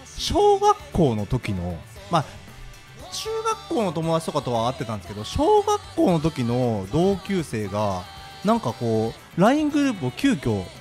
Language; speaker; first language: Japanese; native; Japanese